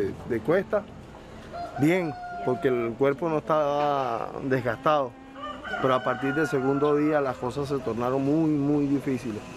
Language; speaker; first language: Spanish; native; Spanish